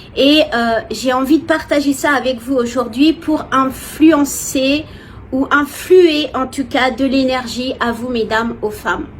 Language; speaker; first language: French; native; French